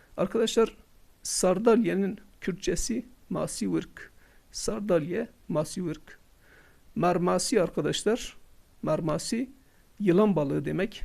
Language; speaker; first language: Turkish; non-native, local second language; Kurdish